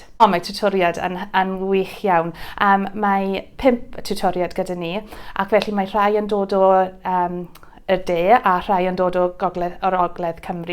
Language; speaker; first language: Welsh; non-native, learner; English